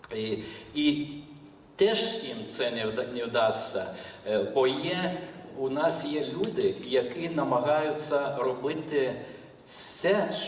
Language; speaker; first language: Ukrainian; non-native, learner; Lithuanian